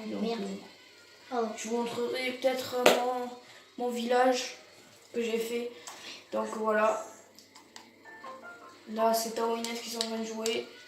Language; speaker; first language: French; native; French